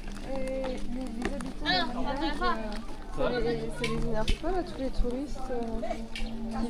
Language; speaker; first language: French; native; French